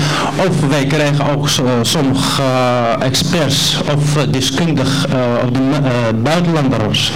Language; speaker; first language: Dutch; non-native, learner; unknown